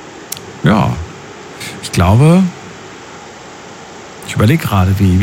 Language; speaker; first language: German; native; German